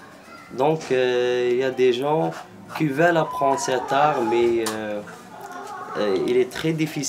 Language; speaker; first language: French; non-native, local second language; Arabic